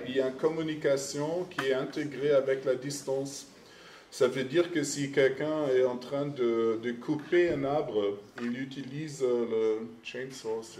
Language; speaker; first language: French; non-native, fluent; German